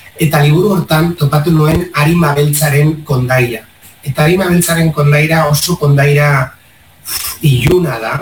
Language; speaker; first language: Basque; non-native, local second language; Spanish